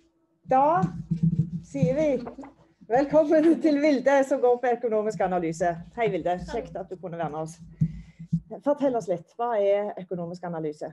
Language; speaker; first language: Norwegian; native; Norwegian